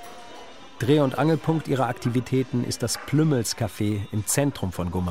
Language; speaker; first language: German; native; German